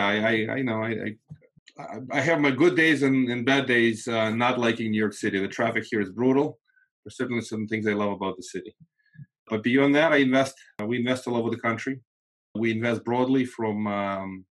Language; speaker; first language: English; non-native, fluent; Russian